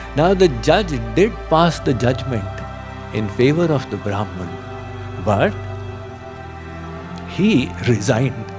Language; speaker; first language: English; non-native, local second language; Hindi